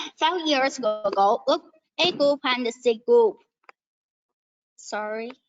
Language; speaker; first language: English; non-native, learner; Chinese